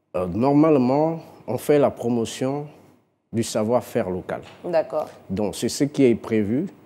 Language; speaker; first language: French; non-native, local second language; Fang